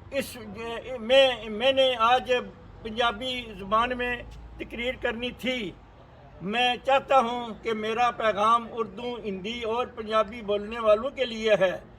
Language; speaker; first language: Urdu; non-native, local second language; Punjabi